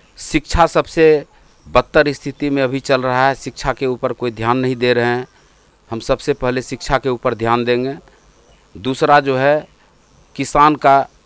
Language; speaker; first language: Hindi; native; Hindi